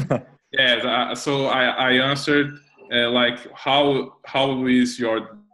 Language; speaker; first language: English; non-native, learner; Portuguese